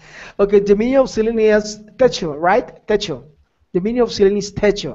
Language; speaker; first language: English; non-native, fluent; Spanish